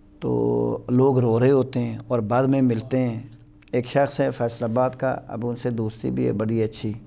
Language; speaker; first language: Urdu; non-native, local second language; Punjabi